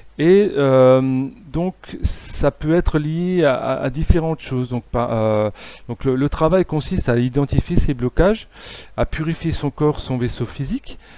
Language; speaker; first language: French; native; French